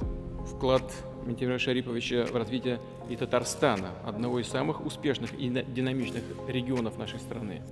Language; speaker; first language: Russian; native; Russian